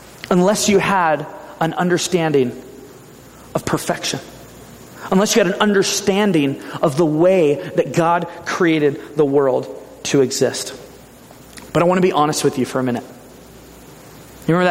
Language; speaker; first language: English; native; English